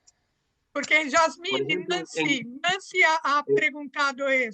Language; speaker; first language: Spanish; non-native, learner; Portuguese